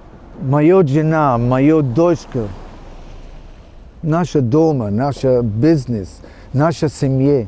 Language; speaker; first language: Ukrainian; non-native, learner; English